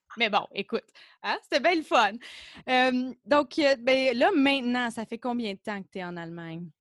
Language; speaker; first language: French; native; French